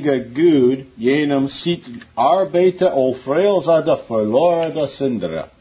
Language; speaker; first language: Swedish; non-native, learner; English